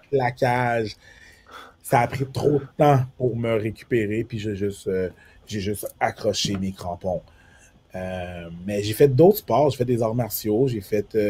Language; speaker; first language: French; early bilingual, other home language; Haitian Creole